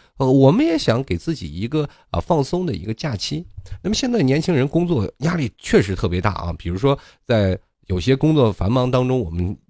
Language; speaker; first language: Chinese; native; Chinese